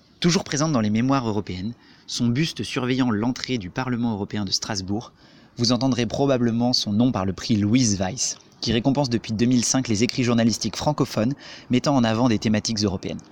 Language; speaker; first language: French; native; French